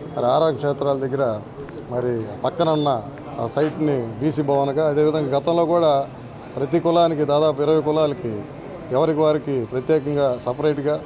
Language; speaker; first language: Telugu; native; Telugu